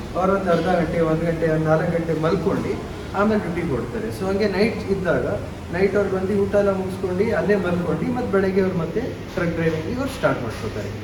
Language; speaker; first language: Kannada; non-native, local second language; Punjabi